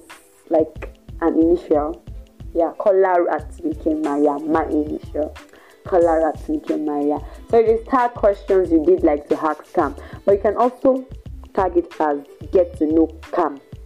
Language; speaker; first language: English; non-native, local second language; Yoruba